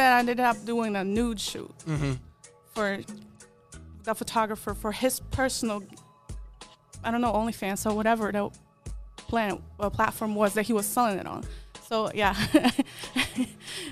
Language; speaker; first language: English; non-native, fluent; Polish